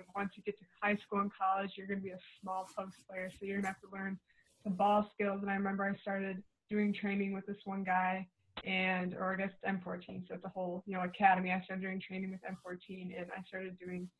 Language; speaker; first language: English; native; English